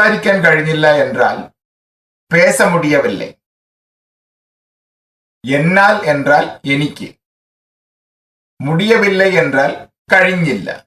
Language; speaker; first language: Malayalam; non-native, fluent; Tamil